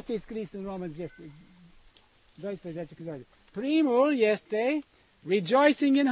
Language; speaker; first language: Romanian; non-native, learner; English